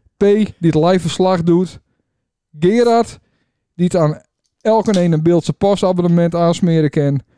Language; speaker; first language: Dutch; native; Dutch